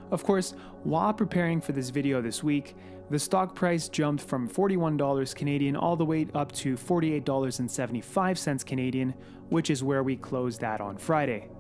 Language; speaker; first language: English; native; English